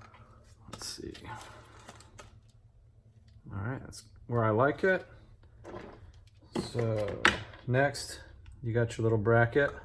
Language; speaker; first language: English; native; English